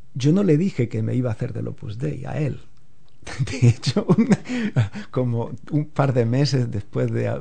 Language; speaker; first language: Spanish; native; Spanish